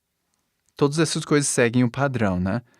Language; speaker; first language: Portuguese; non-native, fluent; English